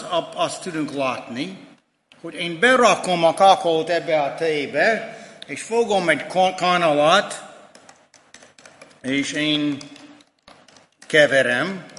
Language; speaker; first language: Hungarian; non-native, fluent; English